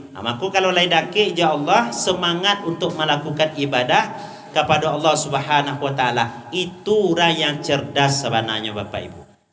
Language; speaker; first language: Malay; non-native, local second language; Minangkabau